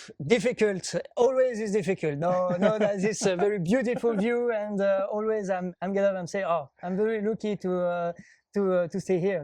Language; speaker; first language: English; non-native, learner; French